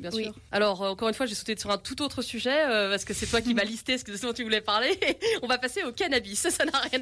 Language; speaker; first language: French; native; French